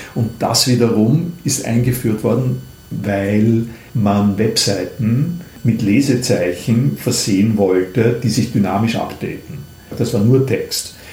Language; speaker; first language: German; native; German